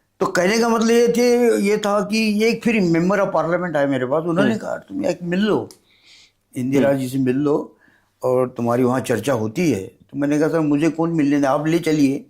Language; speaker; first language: Hindi; non-native, local second language; Marathi